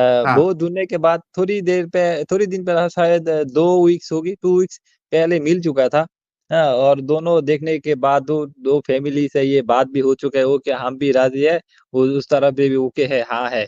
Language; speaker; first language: Hindi; non-native, learner; Bangla